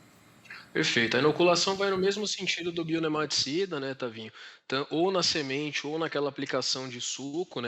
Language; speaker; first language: Portuguese; native; Portuguese